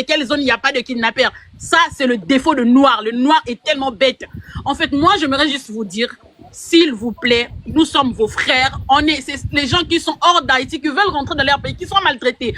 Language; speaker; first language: French; non-native, local second language; Lingala